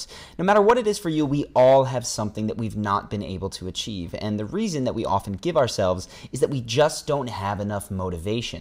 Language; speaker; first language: English; native; English